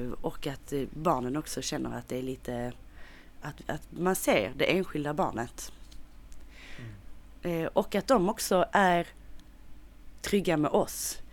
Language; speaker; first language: Swedish; native; Swedish